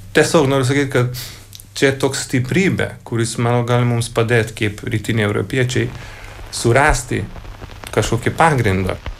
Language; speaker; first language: Lithuanian; non-native, learner; Hungarian